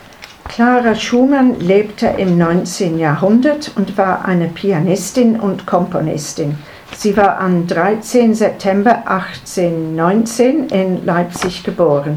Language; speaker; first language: German; non-native, learner; English